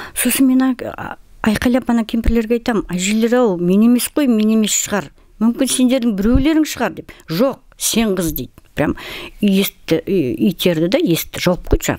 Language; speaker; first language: Kazakh; non-native, local second language; Russian